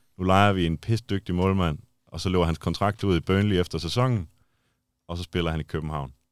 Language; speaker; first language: Danish; native; Danish